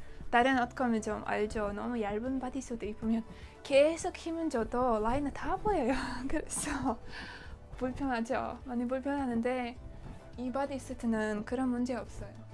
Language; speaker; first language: Korean; non-native, fluent; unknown